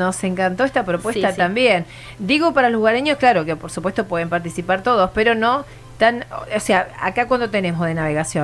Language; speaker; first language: Spanish; native; Spanish